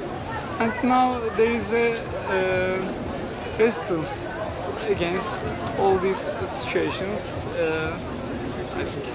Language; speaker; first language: English; non-native, learner; Turkish